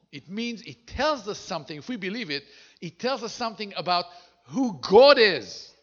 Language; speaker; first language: English; non-native, fluent; Hebrew